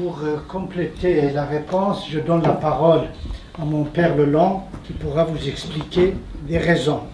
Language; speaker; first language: French; non-native, fluent; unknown